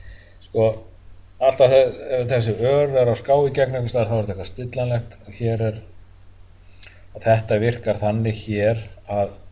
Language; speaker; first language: Icelandic; native; Icelandic